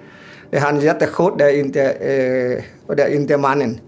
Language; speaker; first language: Swedish; non-native, learner; Vietnamese